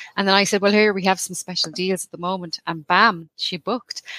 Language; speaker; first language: English; native; English